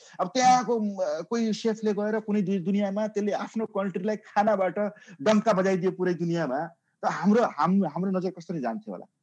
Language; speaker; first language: Nepali; non-native, local second language; Maithili